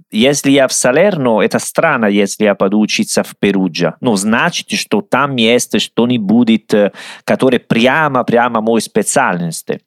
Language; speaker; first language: Russian; non-native, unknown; Italian